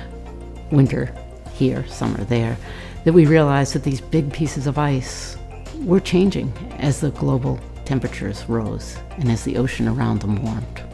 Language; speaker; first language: English; native; English